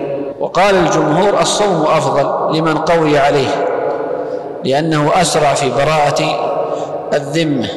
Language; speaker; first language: Arabic; native; Arabic